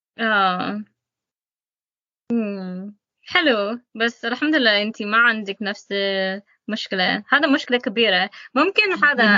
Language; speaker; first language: Arabic; non-native, learner; English